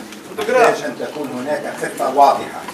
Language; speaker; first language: Arabic; native; Arabic